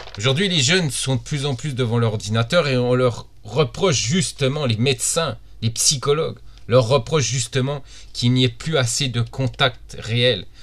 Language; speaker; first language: French; native; French